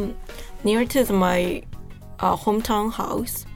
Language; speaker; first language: English; non-native, fluent; Japanese